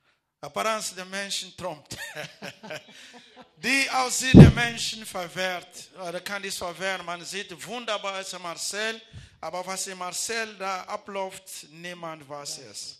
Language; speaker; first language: German; non-native, learner; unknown